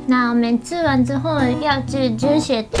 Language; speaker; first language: Chinese; non-native, learner; Japanese